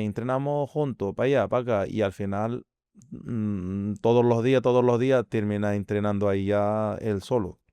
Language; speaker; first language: Spanish; non-native, fluent; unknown